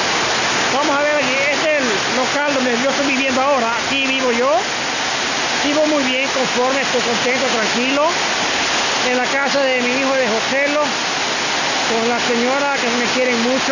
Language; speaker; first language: Spanish; native; Spanish